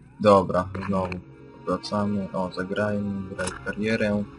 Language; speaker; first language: Polish; native; Polish